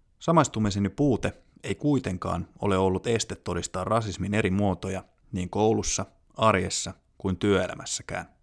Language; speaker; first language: Finnish; native; Finnish